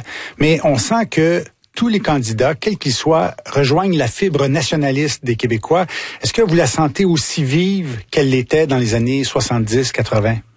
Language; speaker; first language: French; native; French